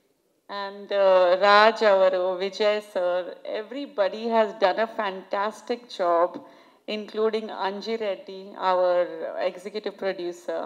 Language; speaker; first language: Tamil; non-native, fluent; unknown